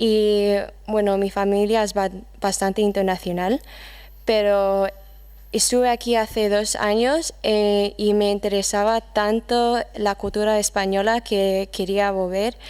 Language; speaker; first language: Spanish; non-native, fluent; English